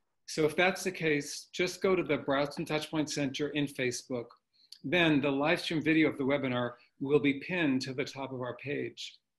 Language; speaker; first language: English; native; English